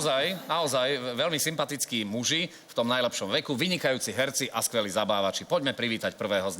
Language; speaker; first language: Slovak; native; Slovak